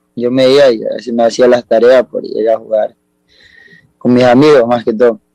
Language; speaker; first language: Spanish; native; Spanish